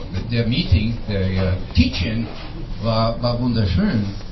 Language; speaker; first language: German; non-native, learner; English